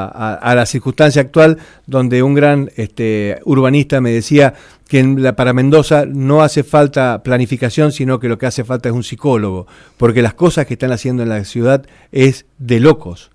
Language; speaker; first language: Spanish; native; Spanish